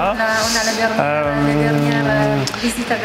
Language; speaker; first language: French; non-native, fluent; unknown